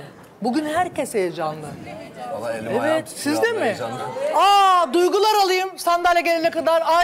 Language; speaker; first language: Turkish; native; Turkish